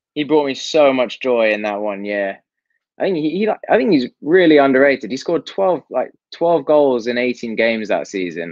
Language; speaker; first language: English; native; English